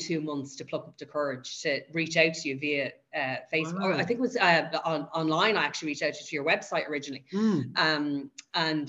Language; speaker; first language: English; native; English